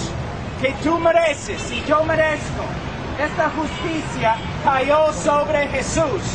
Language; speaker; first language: Spanish; non-native, fluent; English